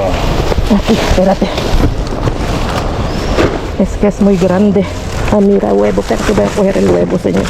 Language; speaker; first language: Spanish; non-native, fluent; Filipino